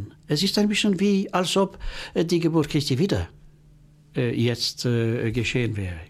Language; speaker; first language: German; non-native, local second language; French